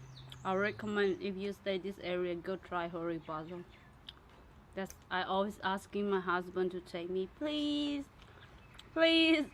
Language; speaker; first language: English; non-native, learner; Thai